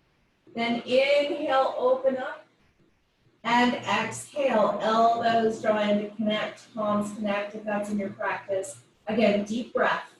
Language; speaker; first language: English; native; English